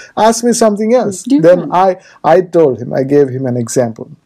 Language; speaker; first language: English; non-native, local second language; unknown